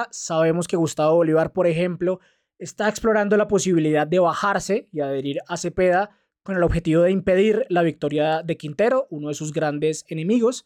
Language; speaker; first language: Spanish; native; Spanish